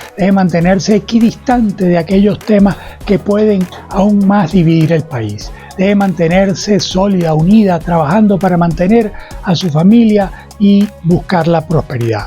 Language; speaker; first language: Spanish; native; Spanish